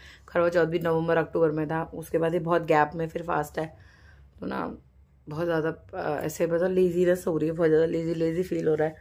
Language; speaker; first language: Hindi; native; Hindi